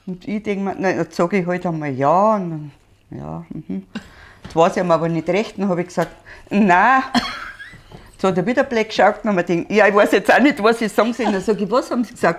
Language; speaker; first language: German; native; German